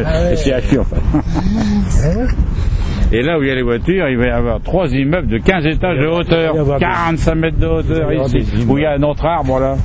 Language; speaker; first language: French; native; French